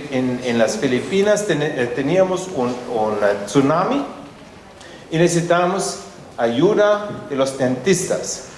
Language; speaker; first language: Spanish; non-native, fluent; German